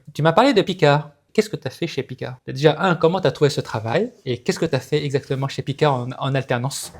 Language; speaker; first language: French; native; French